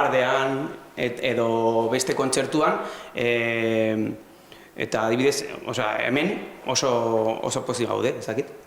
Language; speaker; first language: Basque; non-native, local second language; Spanish